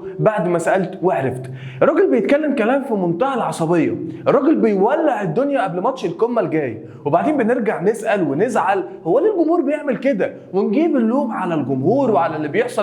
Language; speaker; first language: Arabic; native; Arabic